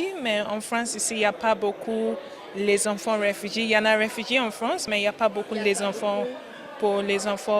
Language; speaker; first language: French; non-native, learner; English